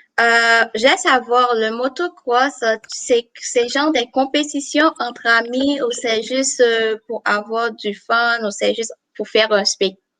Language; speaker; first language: French; non-native, local second language; Haitian Creole